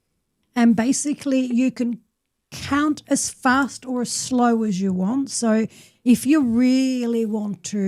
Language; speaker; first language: English; native; English